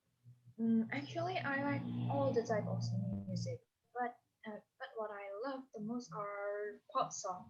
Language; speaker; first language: English; non-native, learner; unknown